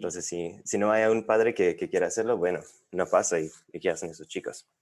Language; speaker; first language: Spanish; non-native, fluent; English